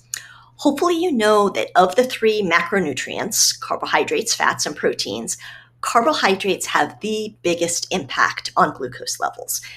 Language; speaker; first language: English; native; English